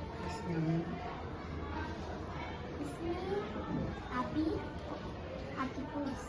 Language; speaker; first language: Arabic; non-native, learner; Bangla